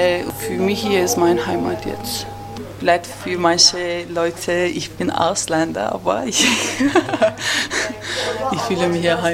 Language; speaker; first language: German; non-native, learner; Turkish